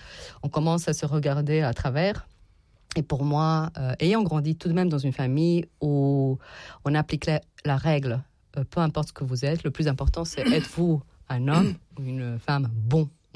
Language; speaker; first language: French; non-native, fluent; Serbian